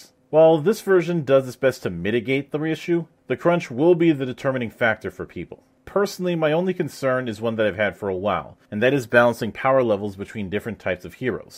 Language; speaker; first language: English; native; English